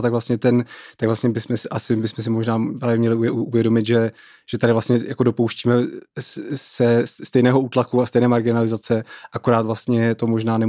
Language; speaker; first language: Czech; native; Czech